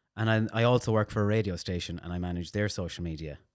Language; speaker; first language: English; native; English